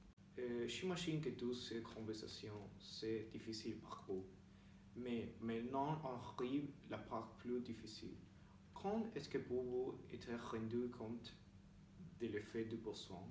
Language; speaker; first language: French; non-native, learner; Spanish